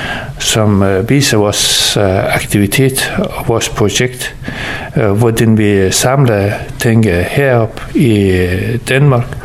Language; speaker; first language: Danish; early bilingual, other home language; Persian